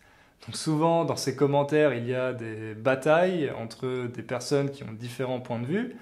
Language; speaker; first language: French; native; French